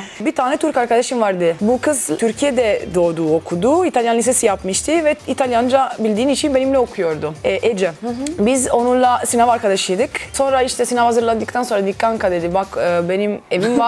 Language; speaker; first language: Turkish; non-native, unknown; Italian